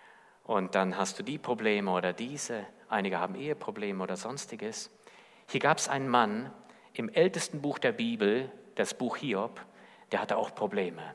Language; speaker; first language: German; native; German